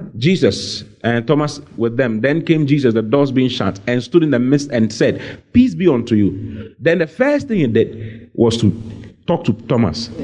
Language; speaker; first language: English; non-native, local second language; Akan